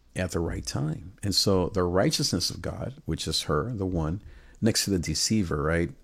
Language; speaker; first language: English; early bilingual, other home language; Spanish